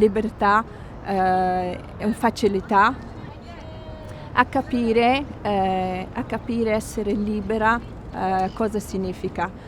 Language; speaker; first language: Italian; non-native, fluent; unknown